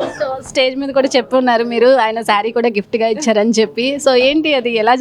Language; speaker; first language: Telugu; native; Telugu